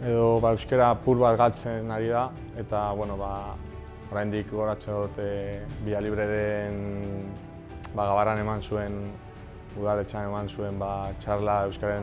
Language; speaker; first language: Basque; native; Basque